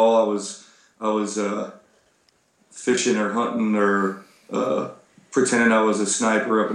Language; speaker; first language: English; native; English